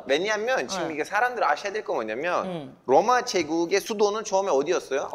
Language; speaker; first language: Korean; non-native, fluent; Turkish